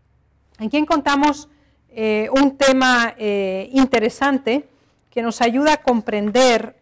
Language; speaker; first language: Spanish; native; Spanish